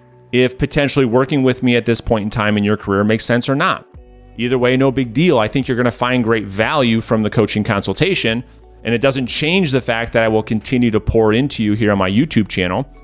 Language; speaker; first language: English; native; English